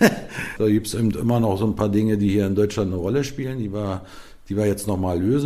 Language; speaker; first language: German; native; German